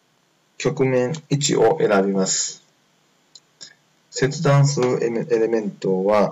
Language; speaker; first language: Japanese; non-native, fluent; Chinese